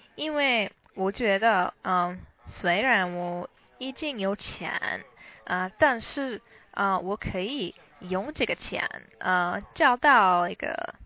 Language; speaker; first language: Chinese; non-native, learner; English